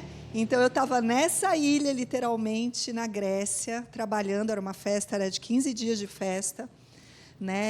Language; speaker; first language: Portuguese; native; Portuguese